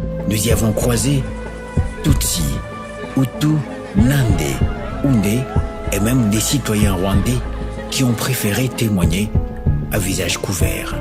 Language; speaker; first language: French; non-native, local second language; Swahili